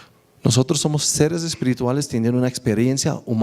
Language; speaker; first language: Spanish; native; Spanish